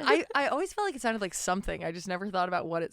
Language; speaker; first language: English; native; English